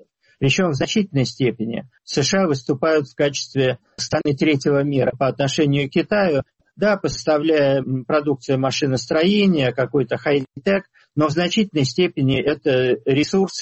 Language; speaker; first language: Russian; native; Russian